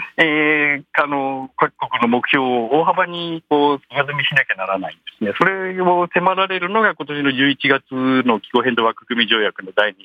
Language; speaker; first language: Japanese; native; Japanese